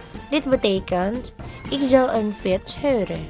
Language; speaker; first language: Dutch; non-native, learner; Indonesian